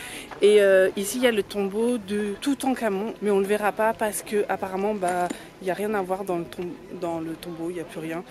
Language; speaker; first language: French; native; French